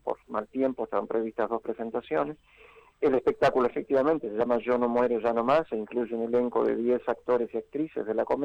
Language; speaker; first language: Spanish; native; Spanish